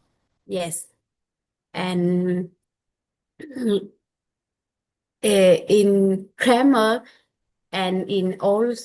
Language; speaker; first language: English; non-native, learner; Vietnamese